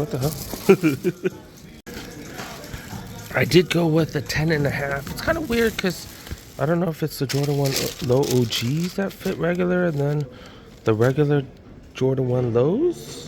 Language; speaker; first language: English; native; English